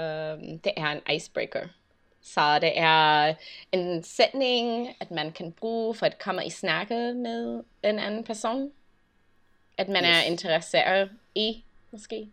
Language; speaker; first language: Danish; non-native, learner; English